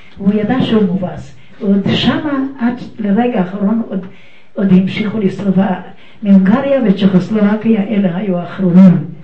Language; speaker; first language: Hebrew; non-native, fluent; Yiddish